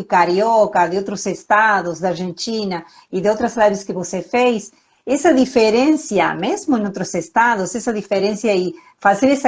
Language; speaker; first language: Portuguese; non-native, fluent; Spanish